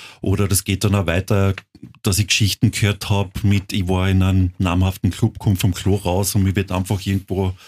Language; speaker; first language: German; native; German